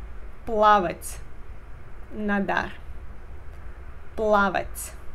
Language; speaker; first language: Russian; non-native, fluent; Portuguese